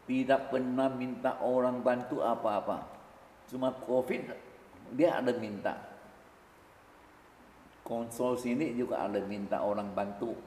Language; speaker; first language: Indonesian; early bilingual, other home language; Min Nan Chinese